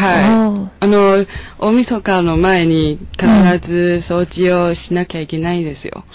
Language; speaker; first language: Japanese; non-native, learner; Chinese